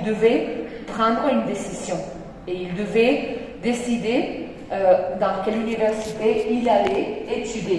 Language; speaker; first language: French; non-native, fluent; Spanish